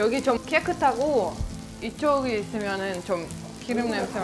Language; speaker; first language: Korean; non-native, fluent; Russian